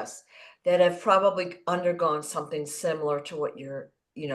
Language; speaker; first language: English; native; English